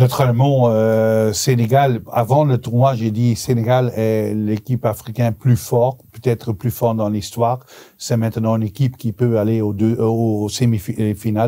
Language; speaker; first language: French; non-native, local second language; Dutch